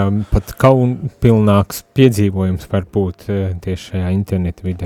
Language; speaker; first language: Latvian; native; Latvian